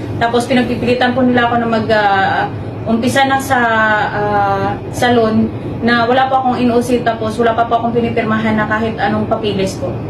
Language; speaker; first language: Filipino; non-native, local second language; Hiligaynon